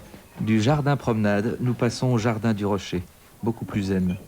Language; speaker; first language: French; native; French